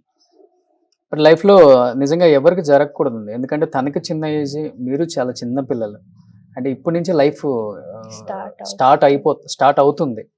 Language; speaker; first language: Telugu; native; Telugu